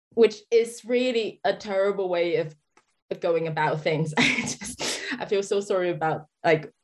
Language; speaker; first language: English; non-native, fluent; Chinese